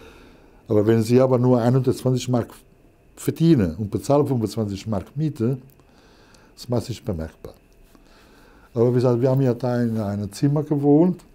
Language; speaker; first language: German; non-native, fluent; Italian